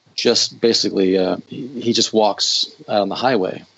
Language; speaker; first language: English; native; English